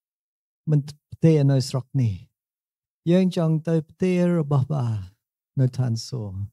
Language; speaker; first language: Khmer; non-native, fluent; English